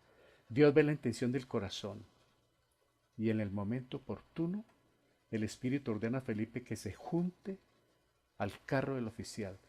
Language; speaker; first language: Spanish; native; Spanish